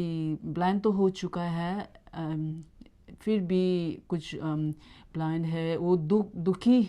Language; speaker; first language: Hindi; non-native, learner; Tibetan